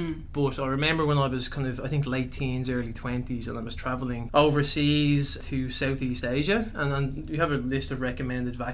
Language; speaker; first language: English; native; English